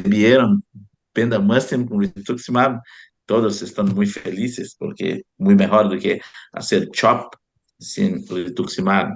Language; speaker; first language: Spanish; non-native, fluent; Portuguese